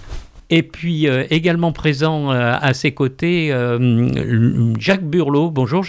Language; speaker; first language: French; native; French